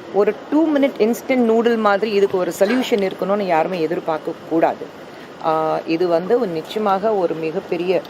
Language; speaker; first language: Tamil; non-native, fluent; Hindi